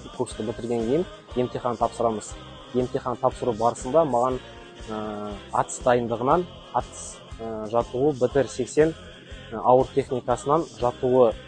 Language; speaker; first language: Kazakh; non-native, local second language; Tatar